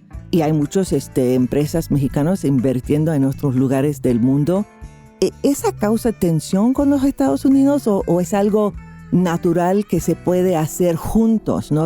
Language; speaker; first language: Spanish; non-native, fluent; English